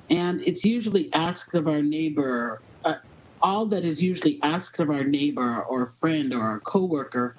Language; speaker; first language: English; native; English